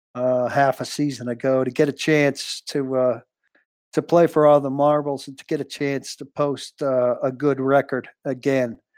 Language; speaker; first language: English; native; English